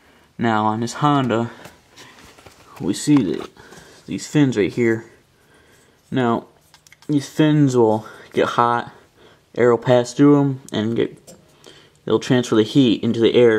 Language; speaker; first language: English; native; English